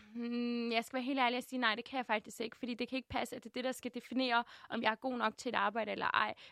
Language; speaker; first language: Danish; early bilingual, other home language; Turkish